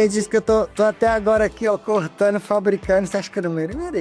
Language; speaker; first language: Portuguese; native; Portuguese